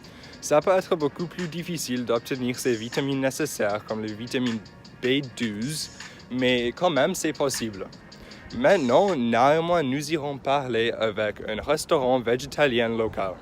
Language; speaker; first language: French; non-native, learner; English